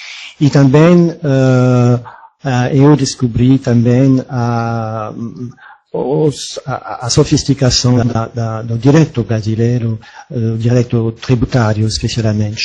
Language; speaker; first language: Portuguese; non-native, fluent; French